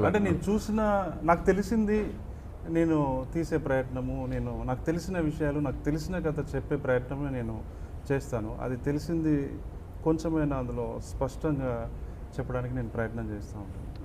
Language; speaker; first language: Telugu; native; Telugu